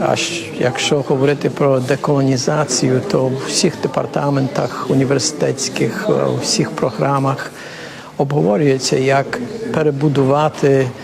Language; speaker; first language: Ukrainian; early bilingual, heritage; Ukrainian